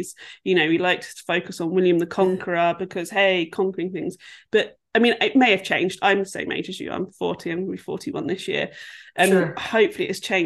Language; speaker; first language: English; native; English